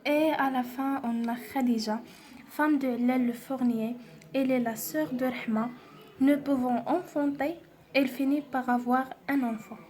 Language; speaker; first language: French; non-native, local second language; Arabic